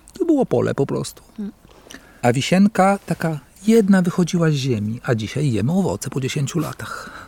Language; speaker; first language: Polish; native; Polish